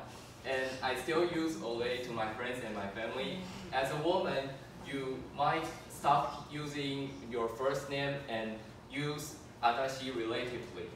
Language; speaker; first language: English; non-native, fluent; Chinese